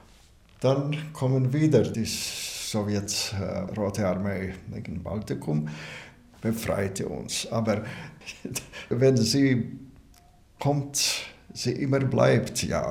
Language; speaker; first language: German; non-native, learner; Latvian